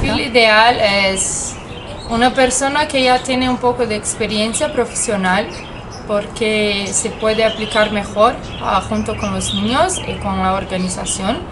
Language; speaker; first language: Spanish; non-native, fluent; Portuguese